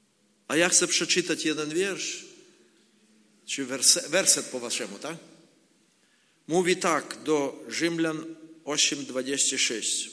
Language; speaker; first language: Polish; non-native, learner; Ukrainian